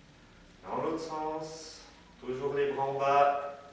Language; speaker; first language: French; native; French